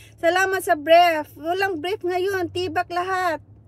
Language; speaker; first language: Filipino; non-native, local second language; Hiligaynon